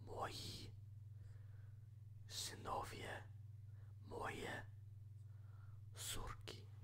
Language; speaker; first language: Polish; non-native, learner; English